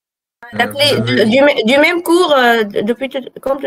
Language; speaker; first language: French; non-native, local second language; Arabic